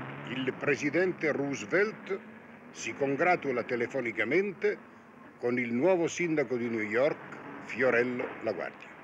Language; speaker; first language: Italian; native; Italian